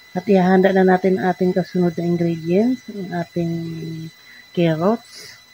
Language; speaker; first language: Filipino; non-native, local second language; Cebuano